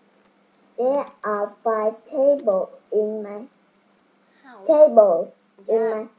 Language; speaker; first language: English; non-native, learner; Vietnamese